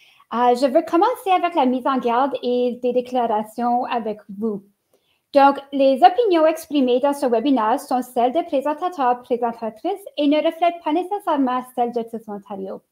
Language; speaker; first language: French; native; French